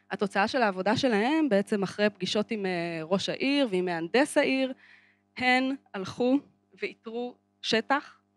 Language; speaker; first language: Hebrew; native; Hebrew